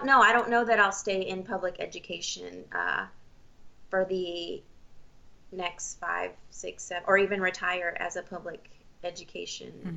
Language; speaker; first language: English; early bilingual, other home language; Spanish